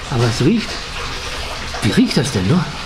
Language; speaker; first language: German; native; German